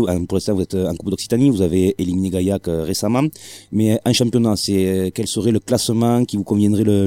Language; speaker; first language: French; native; French